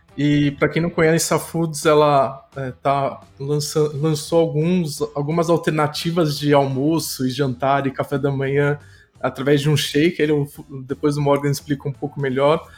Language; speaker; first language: Portuguese; native; Portuguese